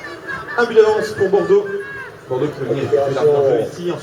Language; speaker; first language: French; native; French